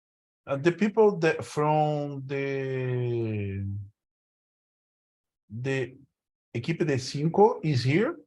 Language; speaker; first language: English; non-native, learner; Portuguese